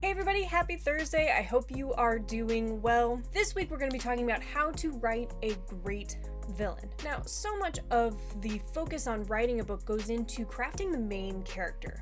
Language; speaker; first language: English; native; English